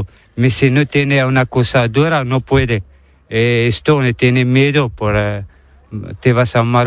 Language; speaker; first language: Spanish; non-native, learner; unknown